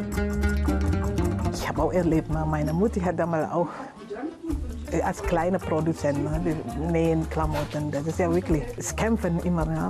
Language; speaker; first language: German; non-native, learner; Indonesian